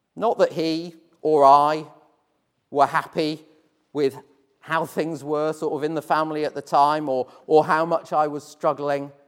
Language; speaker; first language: English; native; English